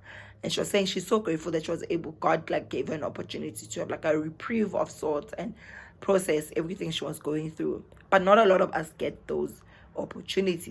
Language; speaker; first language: English; non-native, local second language; Zulu